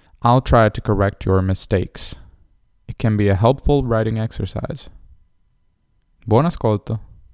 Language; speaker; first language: English; non-native, fluent; Italian